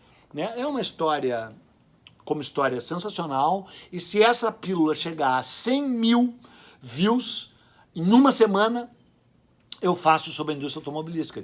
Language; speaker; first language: Portuguese; native; Portuguese